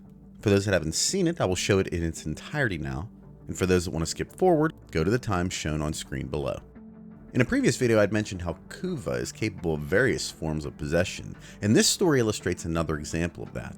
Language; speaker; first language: English; native; English